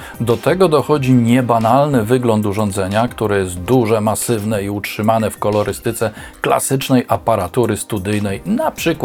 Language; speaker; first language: Polish; native; Polish